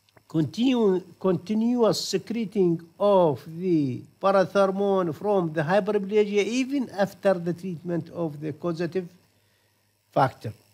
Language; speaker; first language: English; non-native, fluent; Arabic